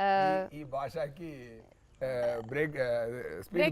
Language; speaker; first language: Telugu; non-native, learner; Tamil